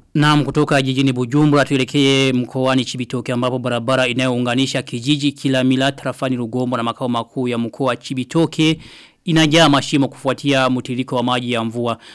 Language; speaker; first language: Swahili; non-native, local second language; Rundi